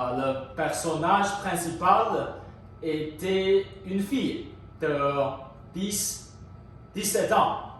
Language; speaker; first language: French; non-native, learner; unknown